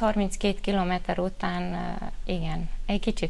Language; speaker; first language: Hungarian; non-native, fluent; Romanian